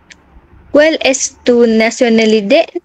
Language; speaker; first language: Spanish; non-native, learner; Malay